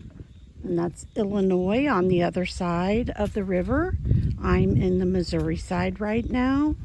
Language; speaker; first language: English; native; English